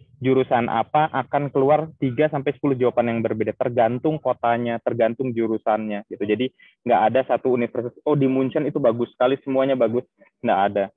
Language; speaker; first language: Indonesian; native; Indonesian